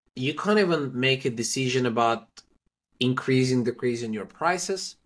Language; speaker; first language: English; non-native, fluent; Turkish